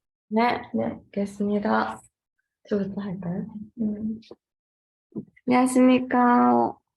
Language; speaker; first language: Korean; non-native, fluent; Japanese